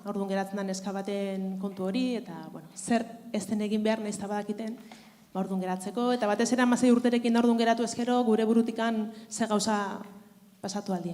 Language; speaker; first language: Basque; native; Basque